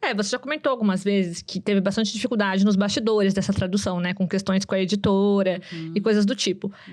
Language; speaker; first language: Portuguese; native; Portuguese